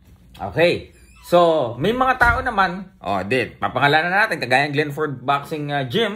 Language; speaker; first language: Filipino; native; Filipino